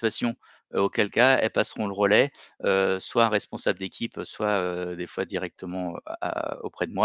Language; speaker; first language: French; native; French